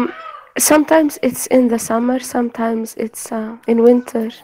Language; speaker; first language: English; non-native, fluent; Arabic